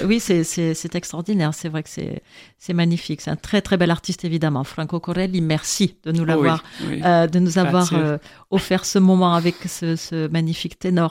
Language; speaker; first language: French; native; French